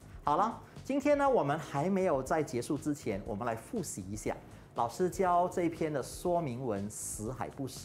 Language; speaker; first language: Chinese; native; Chinese